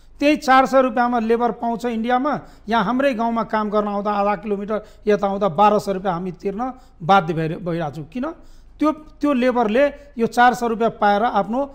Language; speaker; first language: Nepali; native; Nepali